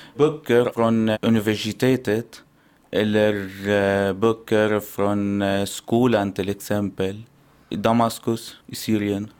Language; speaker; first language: Swedish; non-native, learner; Arabic